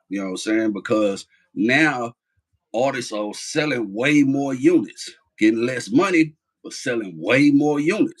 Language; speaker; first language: English; native; English